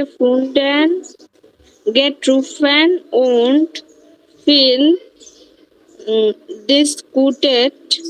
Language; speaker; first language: German; non-native, learner; Bangla